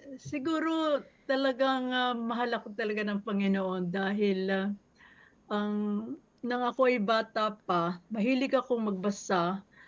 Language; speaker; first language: Filipino; native; Filipino